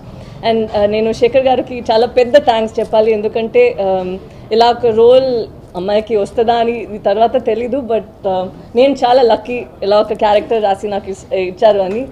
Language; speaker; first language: Telugu; non-native, learner; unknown